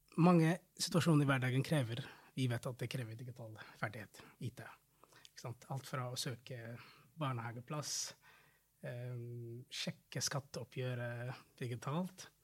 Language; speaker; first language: Norwegian; non-native, fluent; Somali